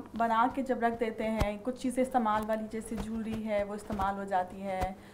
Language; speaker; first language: Urdu; native; Urdu